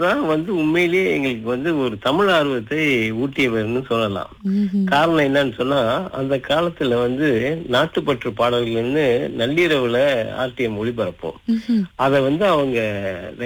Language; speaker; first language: Tamil; early bilingual, heritage; Tamil